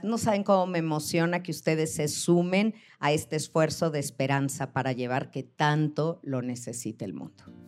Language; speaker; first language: Spanish; native; Spanish